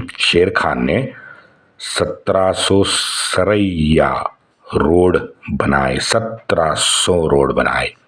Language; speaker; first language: Hindi; non-native, local second language; Marathi